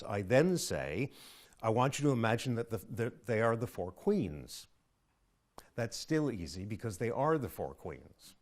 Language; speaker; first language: English; native; English